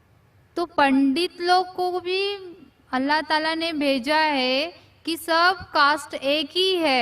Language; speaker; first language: Hindi; non-native, local second language; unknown